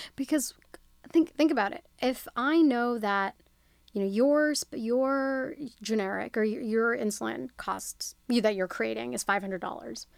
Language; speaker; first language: English; native; English